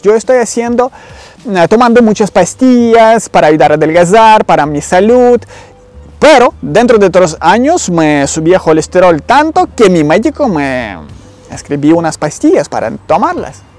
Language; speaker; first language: Spanish; non-native, learner; Ukrainian